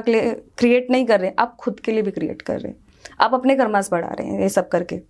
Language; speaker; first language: Hindi; native; Hindi